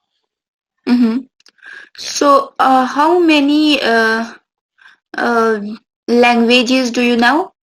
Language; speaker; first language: English; non-native, local second language; Urdu